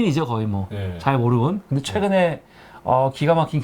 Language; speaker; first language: Korean; native; Korean